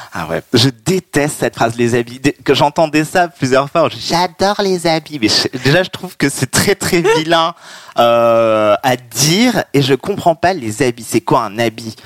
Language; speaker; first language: French; native; French